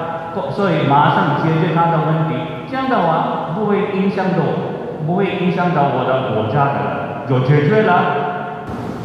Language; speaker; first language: Chinese; non-native, fluent; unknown